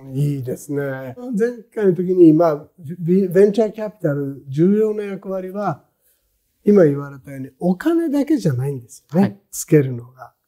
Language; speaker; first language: Japanese; native; Japanese